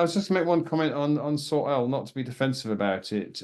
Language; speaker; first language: English; native; English